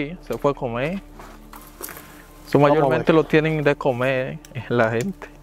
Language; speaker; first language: Spanish; native; Spanish